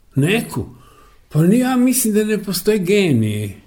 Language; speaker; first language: Serbian; native; Serbian